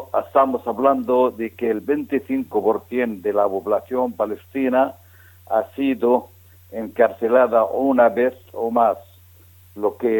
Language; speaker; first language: Spanish; non-native, fluent; Arabic